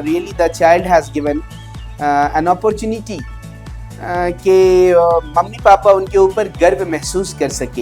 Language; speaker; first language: Hindi; native; Hindi